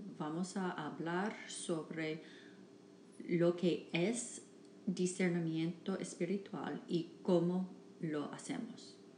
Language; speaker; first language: Spanish; non-native, fluent; English